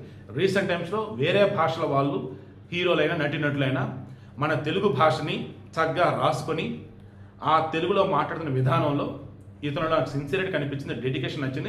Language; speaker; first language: Telugu; native; Telugu